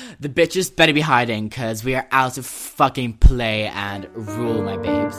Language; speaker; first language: English; early bilingual, other home language; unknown